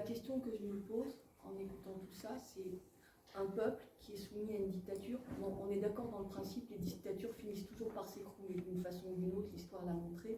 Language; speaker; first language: French; native; French